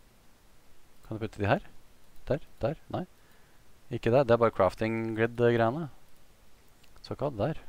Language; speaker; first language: Norwegian; native; Norwegian